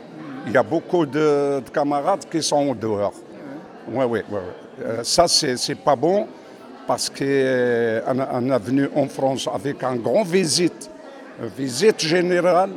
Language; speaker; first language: French; non-native, fluent; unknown